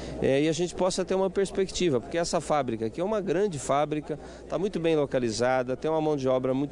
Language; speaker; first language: Portuguese; native; Portuguese